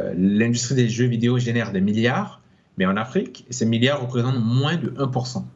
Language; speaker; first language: French; non-native, local second language; Sango